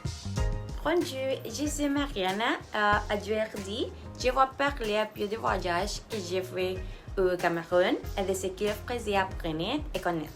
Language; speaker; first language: French; non-native, learner; Spanish